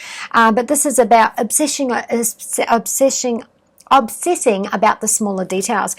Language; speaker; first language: English; native; English